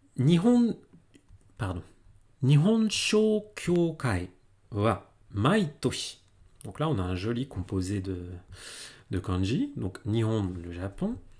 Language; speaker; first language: French; native; French